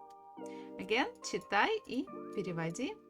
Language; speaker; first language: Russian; non-native, fluent; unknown